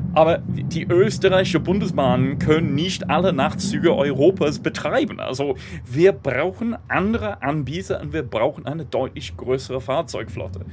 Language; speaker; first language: German; non-native, fluent; English